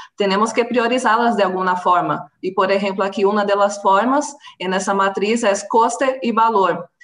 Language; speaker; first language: Spanish; non-native, fluent; Portuguese